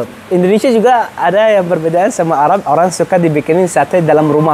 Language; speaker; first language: Indonesian; non-native, learner; Arabic